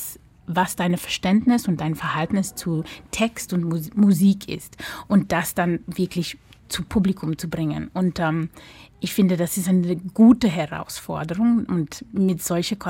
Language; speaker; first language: German; non-native, fluent; English